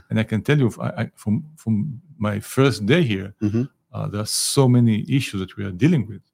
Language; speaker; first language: English; non-native, fluent; Hebrew